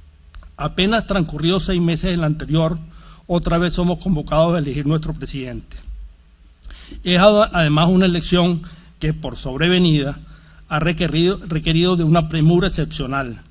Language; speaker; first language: Spanish; native; Spanish